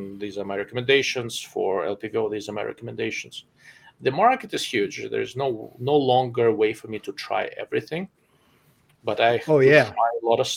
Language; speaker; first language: English; non-native, fluent; Russian